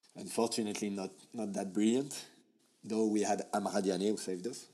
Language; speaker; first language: English; non-native, fluent; French